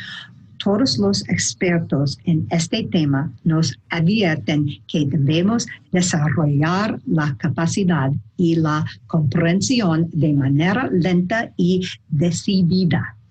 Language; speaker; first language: Spanish; non-native, learner; English